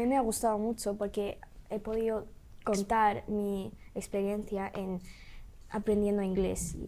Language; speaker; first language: Spanish; early bilingual, other home language; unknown